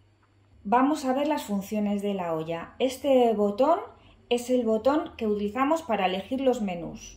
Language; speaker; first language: Spanish; native; Spanish